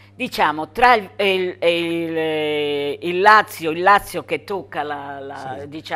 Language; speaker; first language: Italian; native; Italian